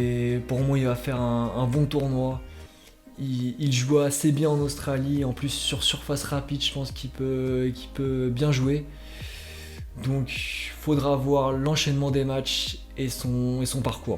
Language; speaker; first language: French; native; French